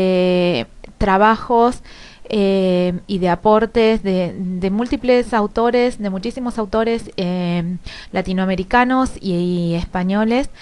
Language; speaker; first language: Spanish; native; Spanish